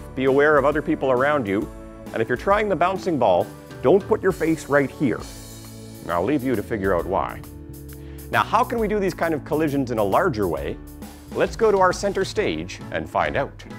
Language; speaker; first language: English; native; English